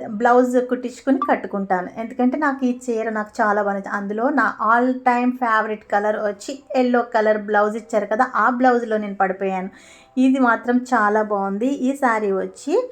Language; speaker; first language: Telugu; native; Telugu